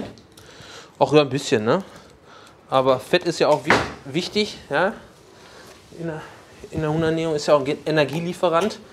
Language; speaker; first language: German; native; German